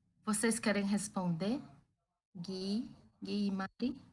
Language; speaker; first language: Portuguese; early bilingual, other home language; Chinese